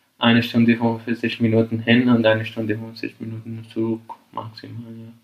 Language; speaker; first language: German; non-native, fluent; Arabic